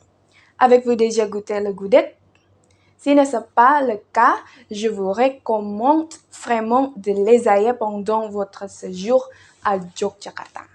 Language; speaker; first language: French; non-native, learner; Indonesian